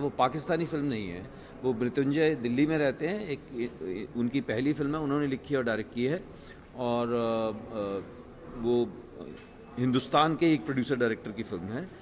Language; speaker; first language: Hindi; native; Hindi